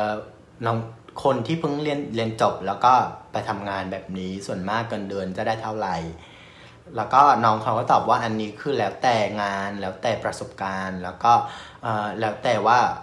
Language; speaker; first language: Thai; non-native, fluent; Vietnamese